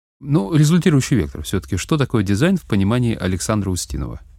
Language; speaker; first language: Russian; native; Russian